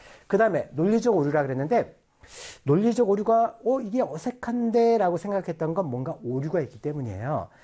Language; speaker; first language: Korean; native; Korean